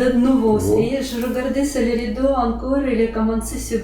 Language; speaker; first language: French; non-native, learner; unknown